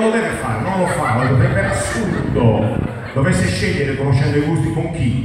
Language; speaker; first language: Italian; native; Italian